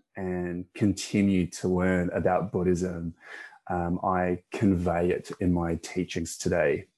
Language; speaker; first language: English; native; English